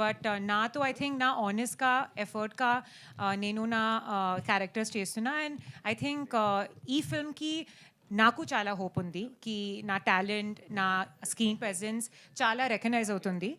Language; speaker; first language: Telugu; non-native, learner; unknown